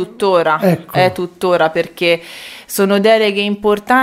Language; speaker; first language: Italian; native; Italian